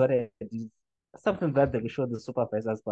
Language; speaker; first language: English; non-native, local second language; Shona